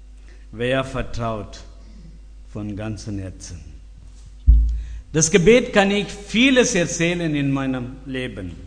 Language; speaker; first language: German; non-native, learner; Tamil